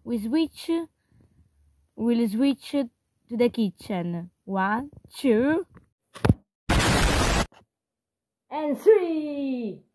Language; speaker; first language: English; non-native, learner; Italian